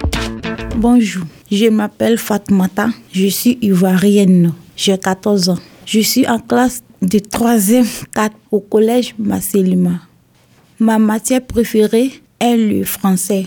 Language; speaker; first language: French; non-native, learner; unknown